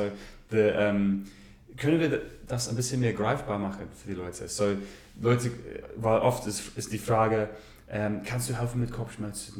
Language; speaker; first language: German; non-native, learner; English